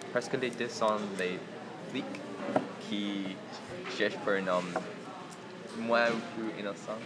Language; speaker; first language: French; non-native, fluent; English